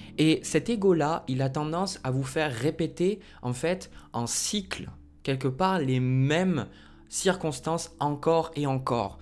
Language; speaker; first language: French; native; French